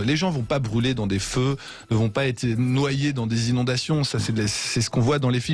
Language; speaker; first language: French; native; French